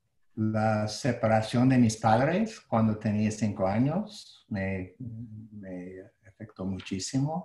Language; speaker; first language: Spanish; non-native, fluent; English